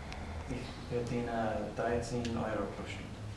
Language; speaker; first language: German; non-native, learner; English